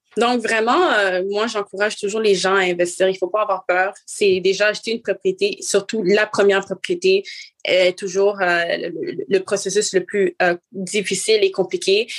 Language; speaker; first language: French; native; French